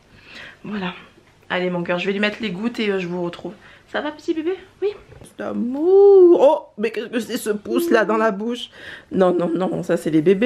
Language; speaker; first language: French; native; French